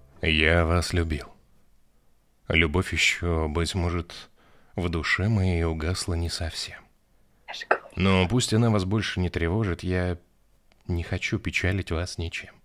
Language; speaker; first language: Russian; native; Russian